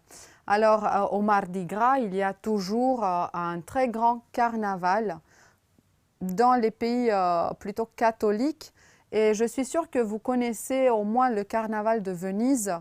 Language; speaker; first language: French; non-native, fluent; Romanian